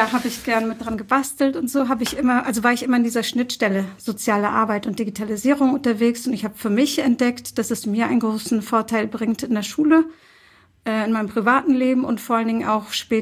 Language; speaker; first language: German; early bilingual, other home language; Turkish